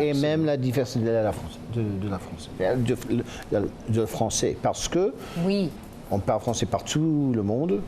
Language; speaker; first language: French; non-native, local second language; English